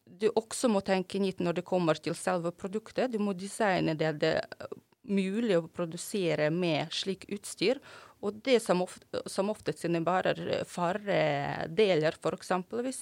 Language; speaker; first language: Norwegian; non-native, fluent; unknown